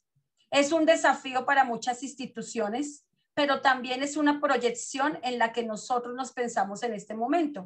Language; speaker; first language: Spanish; native; Spanish